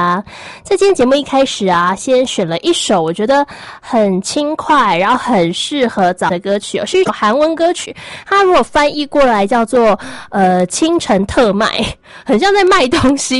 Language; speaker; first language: Chinese; native; Chinese